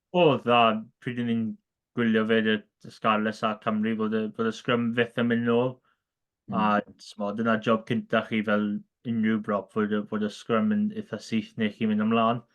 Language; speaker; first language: Welsh; native; Welsh